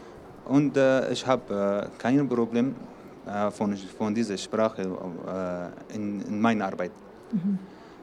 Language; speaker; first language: German; non-native, learner; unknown